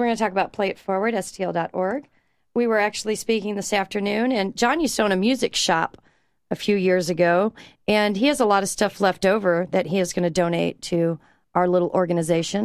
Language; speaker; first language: English; native; English